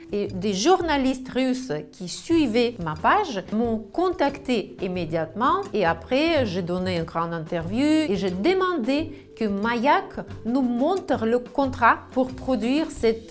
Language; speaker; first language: French; non-native, fluent; Russian